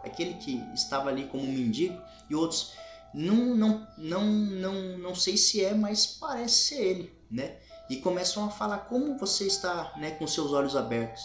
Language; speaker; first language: Portuguese; native; Portuguese